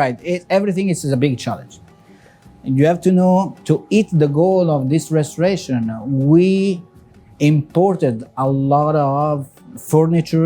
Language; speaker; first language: English; non-native, fluent; Italian